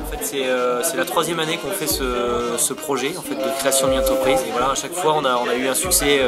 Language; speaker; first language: French; native; French